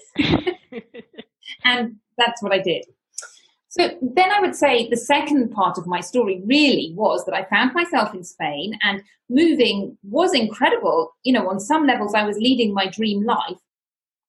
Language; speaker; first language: English; native; English